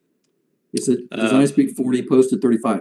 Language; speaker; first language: English; native; English